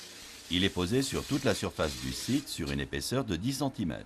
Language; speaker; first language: French; native; French